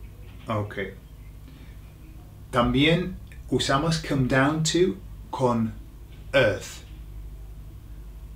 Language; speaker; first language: Spanish; non-native, fluent; English